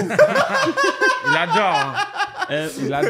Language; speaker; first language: French; native; French